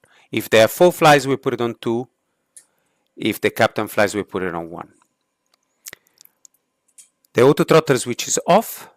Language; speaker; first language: English; non-native, fluent; Italian